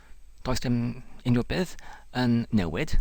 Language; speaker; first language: Welsh; non-native, learner; English